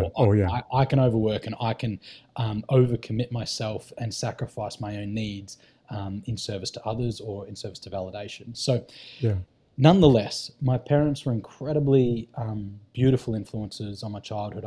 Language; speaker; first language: English; native; English